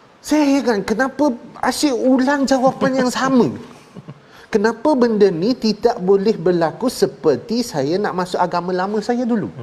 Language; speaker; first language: Malay; non-native, local second language; Chinese